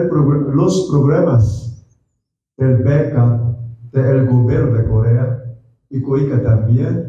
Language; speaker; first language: Spanish; non-native, fluent; Korean